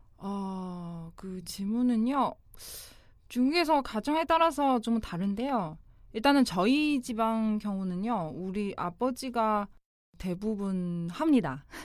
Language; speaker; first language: Korean; non-native, fluent; Chinese